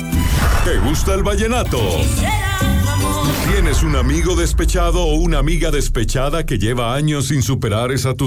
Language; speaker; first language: Spanish; native; Spanish